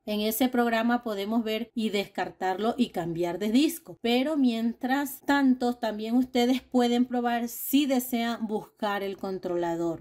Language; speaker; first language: Spanish; native; Spanish